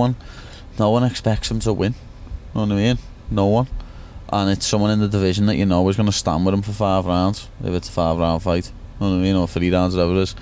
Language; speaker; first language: English; native; English